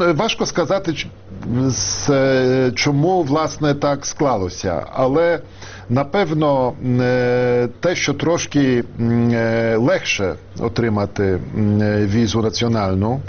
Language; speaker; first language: Ukrainian; non-native, fluent; Polish